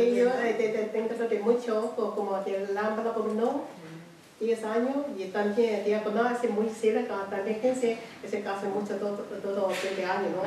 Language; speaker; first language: Spanish; non-native, learner; Chinese